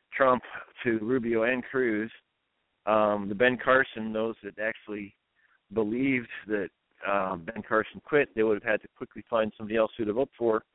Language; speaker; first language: English; native; English